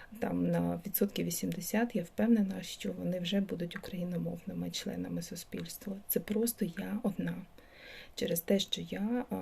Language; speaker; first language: Ukrainian; non-native, local second language; Russian